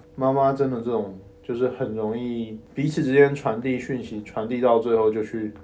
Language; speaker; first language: Chinese; non-native, local second language; Min Nan Chinese